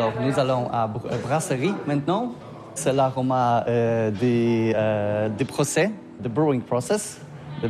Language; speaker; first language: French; non-native, learner; Polish